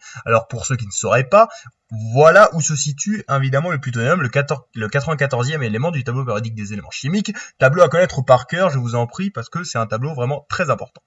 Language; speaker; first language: French; native; French